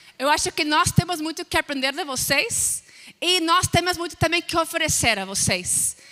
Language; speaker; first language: Portuguese; non-native, fluent; English